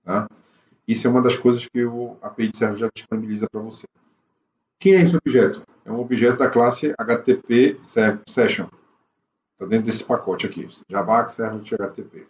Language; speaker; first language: Portuguese; native; Portuguese